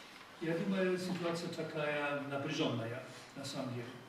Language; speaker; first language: Russian; non-native, fluent; German